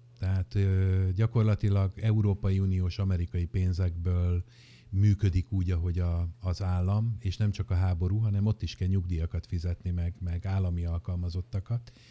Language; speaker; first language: Hungarian; native; Hungarian